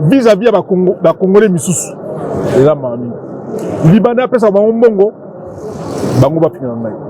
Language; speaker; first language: Lingala; native; Lingala